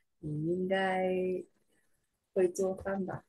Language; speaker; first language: Chinese; non-native, learner; Vietnamese